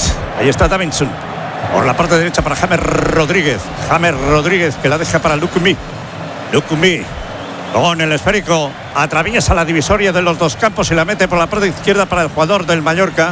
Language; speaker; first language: Spanish; native; Spanish